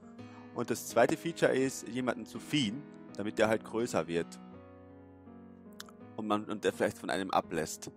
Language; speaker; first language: German; native; German